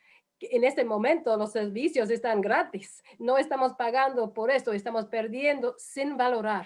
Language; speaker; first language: Spanish; non-native, fluent; English